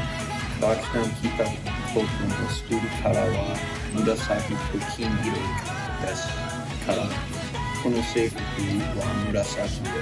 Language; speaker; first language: Japanese; non-native, learner; English